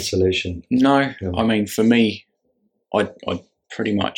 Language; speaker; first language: English; native; English